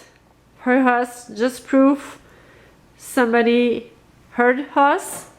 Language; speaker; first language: English; non-native, learner; French